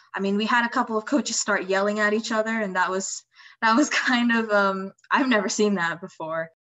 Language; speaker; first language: English; non-native, fluent; Indonesian